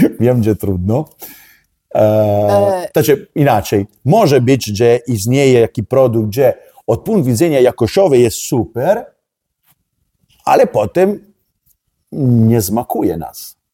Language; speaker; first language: Polish; non-native, learner; Italian